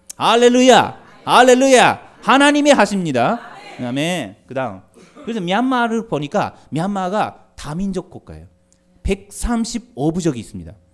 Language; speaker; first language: Korean; non-native, fluent; Japanese